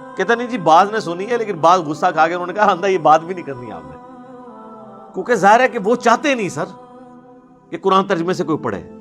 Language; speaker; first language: Urdu; non-native, local second language; Punjabi